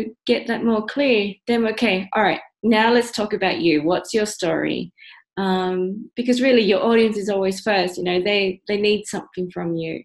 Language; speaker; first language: English; native; English